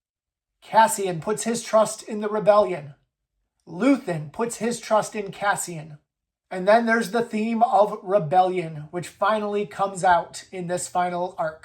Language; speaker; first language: English; native; English